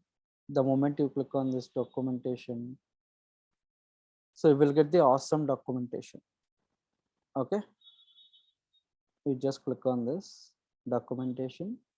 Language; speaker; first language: English; non-native, local second language; Telugu